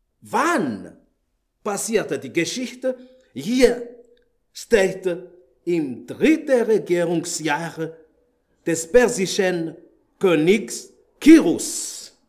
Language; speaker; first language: German; non-native, learner; Malagasy